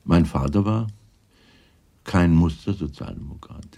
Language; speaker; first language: German; native; German